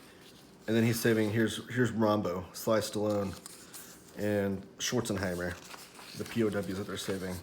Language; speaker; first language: English; native; English